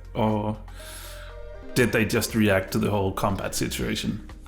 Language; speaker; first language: English; native; English